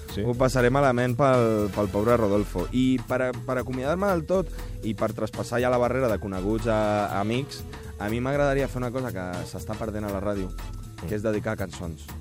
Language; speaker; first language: Catalan; early bilingual, other home language; Spanish